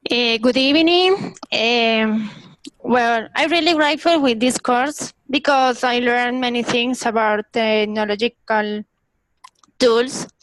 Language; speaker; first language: English; non-native, fluent; Spanish